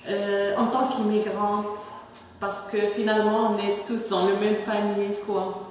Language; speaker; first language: French; non-native, fluent; Spanish